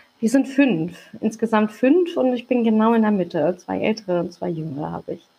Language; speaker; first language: German; early bilingual, other home language; Turkish